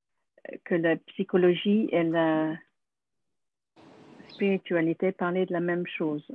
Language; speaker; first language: French; non-native, fluent; English